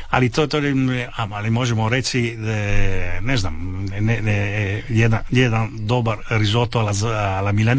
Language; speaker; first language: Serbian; non-native, local second language; Italian